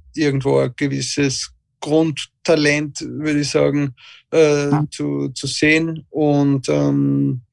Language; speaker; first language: German; native; German